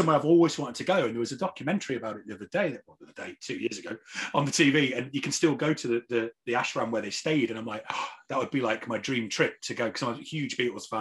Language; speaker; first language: English; native; English